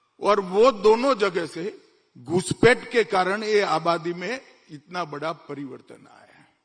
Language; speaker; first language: Hindi; non-native, local second language; Gujarati